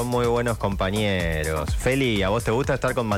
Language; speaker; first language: Spanish; native; Spanish